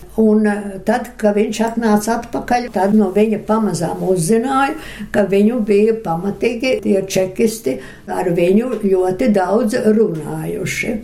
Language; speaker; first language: Latvian; early bilingual, other home language; Russian